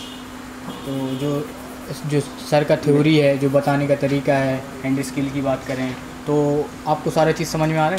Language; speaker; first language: Hindi; native; Hindi